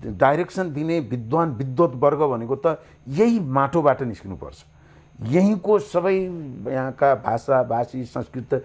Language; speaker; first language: Nepali; native; Nepali